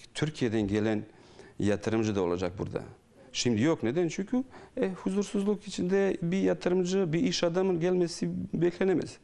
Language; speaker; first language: Turkish; non-native, fluent; Bosnian